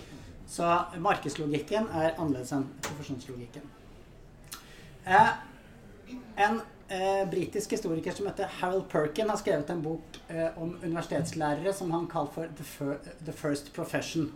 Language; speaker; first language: Norwegian; native; Norwegian